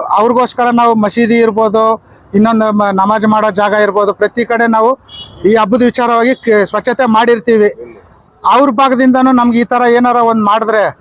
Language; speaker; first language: Kannada; native; Kannada